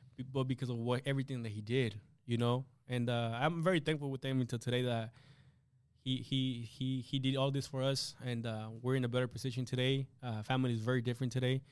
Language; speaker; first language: English; early bilingual, other home language; Spanish